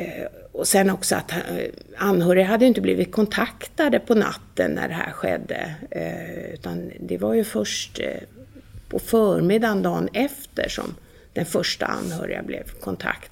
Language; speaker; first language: Swedish; native; Swedish